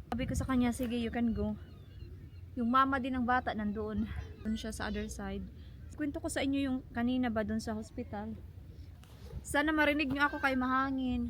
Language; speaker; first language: Filipino; native; Filipino